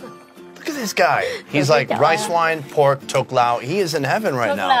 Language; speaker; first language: English; native; English